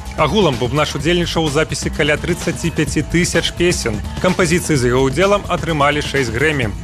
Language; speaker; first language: Belarusian; native; Belarusian